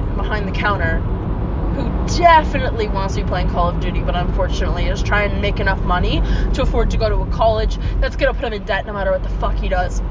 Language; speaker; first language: English; native; English